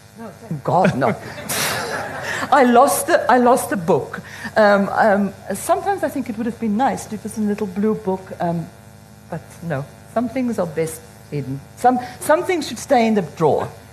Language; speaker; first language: English; non-native, local second language; Afrikaans